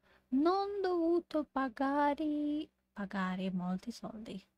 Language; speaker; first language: Italian; non-native, learner; English